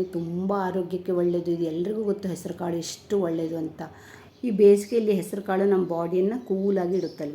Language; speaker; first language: Kannada; native; Kannada